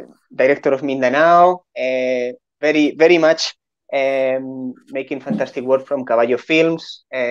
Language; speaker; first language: English; non-native, fluent; Spanish